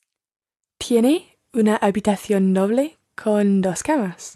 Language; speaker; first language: Spanish; non-native, learner; English